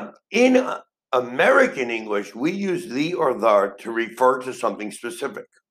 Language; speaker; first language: English; native; English